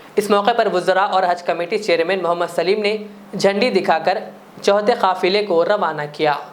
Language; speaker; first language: Urdu; native; Urdu